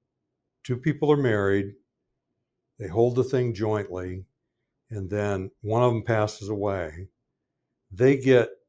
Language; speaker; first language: English; native; English